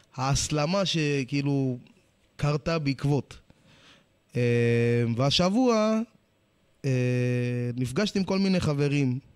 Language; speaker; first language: Hebrew; early bilingual, other home language; Amharic